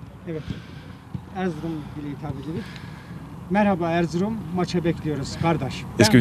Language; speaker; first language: Turkish; native; Turkish